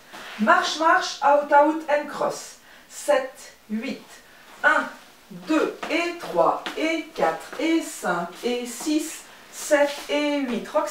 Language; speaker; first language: French; native; French